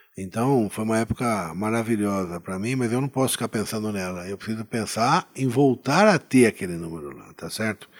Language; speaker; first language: Portuguese; native; Portuguese